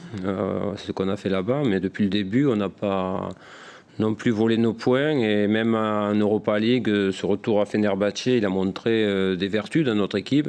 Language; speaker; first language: French; native; French